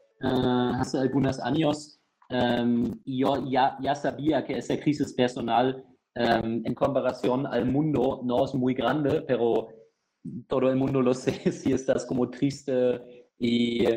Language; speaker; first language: Spanish; non-native, fluent; German